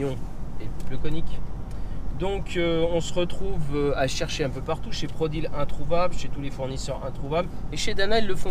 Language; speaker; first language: French; native; French